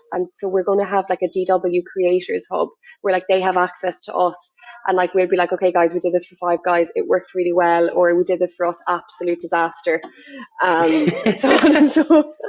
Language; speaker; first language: English; native; English